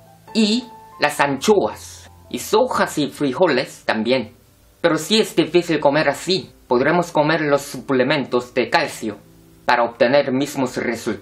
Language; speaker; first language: Spanish; non-native, fluent; Korean